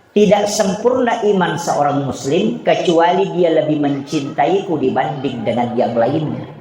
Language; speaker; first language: Indonesian; non-native, local second language; Buginese